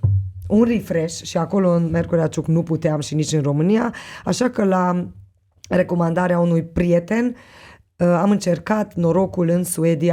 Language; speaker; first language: Romanian; non-native, local second language; Hungarian